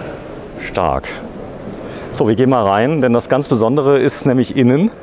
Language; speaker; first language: German; native; German